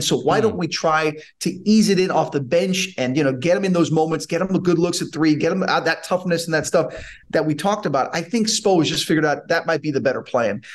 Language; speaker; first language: English; native; English